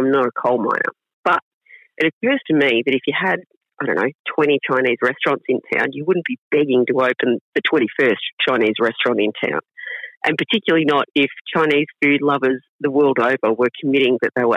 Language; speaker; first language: English; native; English